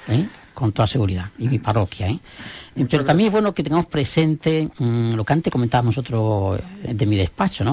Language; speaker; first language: Spanish; native; Spanish